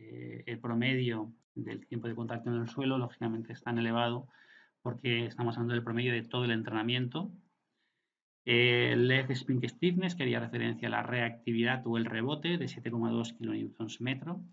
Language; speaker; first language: Spanish; native; Spanish